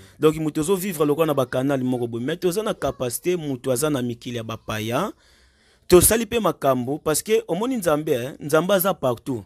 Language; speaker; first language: Lingala; non-native, local second language; Kongo